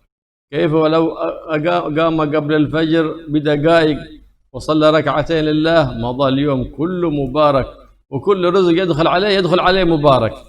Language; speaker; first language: Arabic; native; Arabic